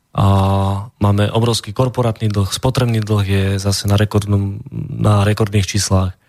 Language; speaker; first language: Slovak; native; Slovak